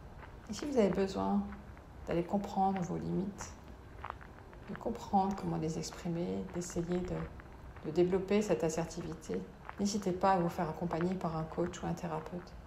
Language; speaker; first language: French; native; French